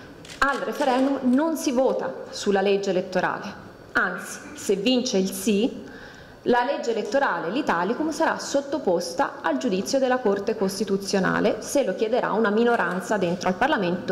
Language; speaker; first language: Italian; native; Italian